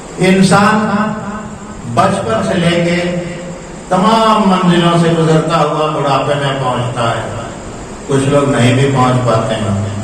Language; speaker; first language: Urdu; native; Urdu